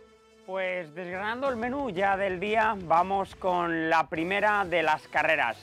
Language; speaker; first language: Spanish; native; Spanish